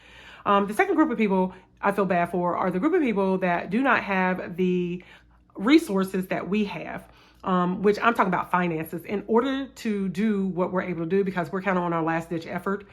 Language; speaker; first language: English; native; English